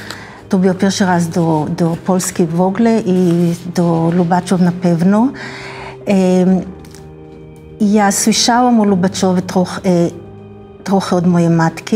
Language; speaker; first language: Polish; early bilingual, heritage; Hebrew